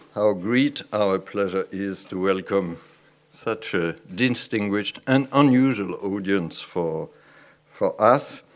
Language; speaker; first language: English; non-native, fluent; French